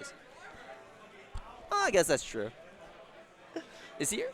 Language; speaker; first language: English; native; English